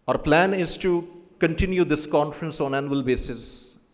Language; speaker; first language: English; non-native, local second language; Urdu